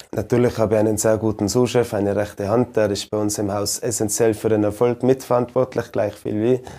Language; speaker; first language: German; native; German